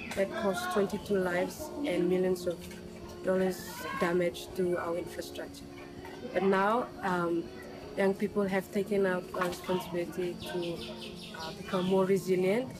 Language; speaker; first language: English; non-native, fluent; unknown